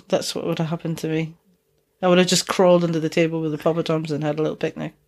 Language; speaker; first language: English; native; English